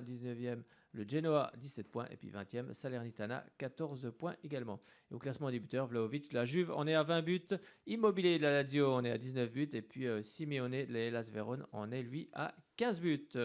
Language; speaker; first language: French; native; French